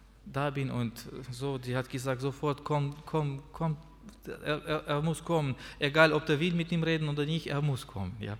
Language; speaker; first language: German; non-native, learner; Russian